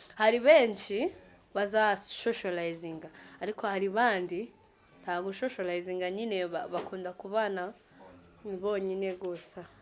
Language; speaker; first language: Kinyarwanda; non-native, fluent; Kikuyu